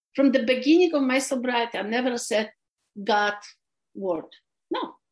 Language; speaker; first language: English; non-native, fluent; Polish